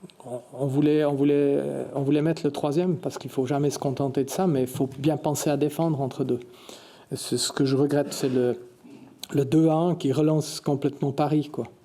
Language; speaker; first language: French; native; French